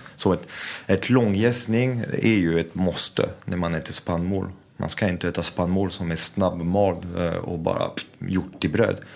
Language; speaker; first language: Swedish; non-native, fluent; French